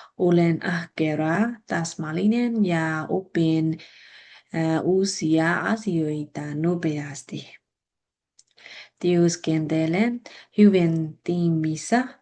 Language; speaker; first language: Finnish; non-native, learner; Burmese